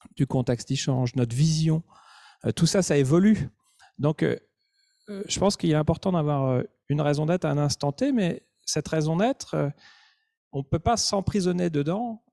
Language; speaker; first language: French; native; French